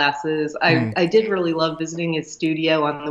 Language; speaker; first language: English; native; English